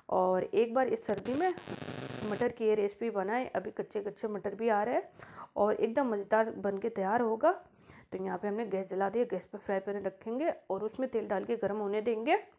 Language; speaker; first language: Hindi; native; Hindi